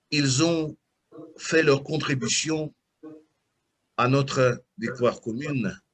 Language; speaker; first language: French; non-native, fluent; Russian